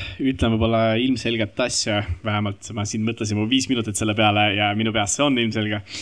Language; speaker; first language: Estonian; non-native, local second language; Russian